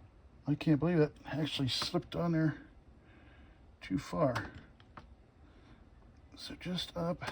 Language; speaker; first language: English; native; English